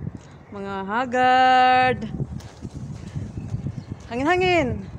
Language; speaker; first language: Filipino; non-native, local second language; Cebuano